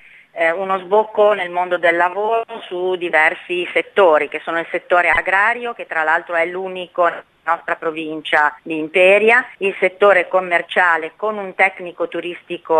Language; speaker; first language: Italian; native; Italian